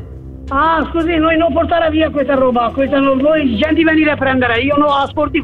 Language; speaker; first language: Italian; non-native, learner; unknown